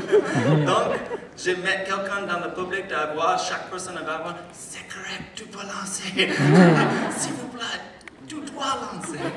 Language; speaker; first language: French; non-native, learner; English